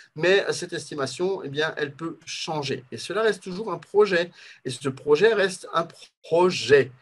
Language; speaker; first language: French; native; French